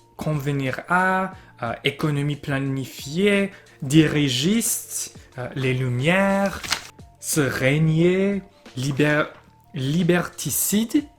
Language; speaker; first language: French; non-native, learner; English